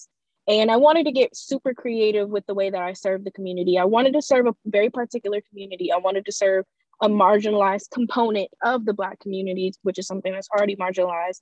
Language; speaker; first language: English; native; English